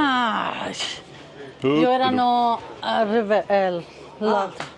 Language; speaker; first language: Italian; non-native, learner; English